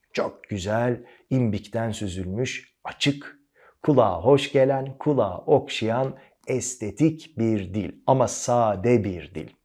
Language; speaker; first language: Turkish; native; Turkish